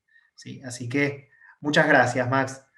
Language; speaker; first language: Spanish; native; Spanish